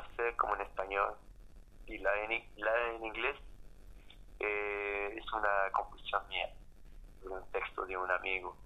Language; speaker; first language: Spanish; non-native, fluent; French